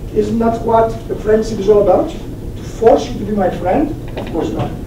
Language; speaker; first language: English; non-native, fluent; Greek